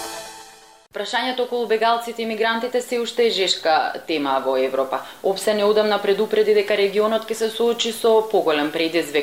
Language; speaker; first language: Macedonian; native; Macedonian